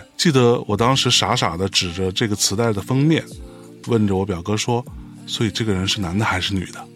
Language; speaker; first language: Chinese; native; Chinese